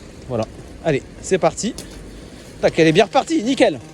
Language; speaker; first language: French; native; French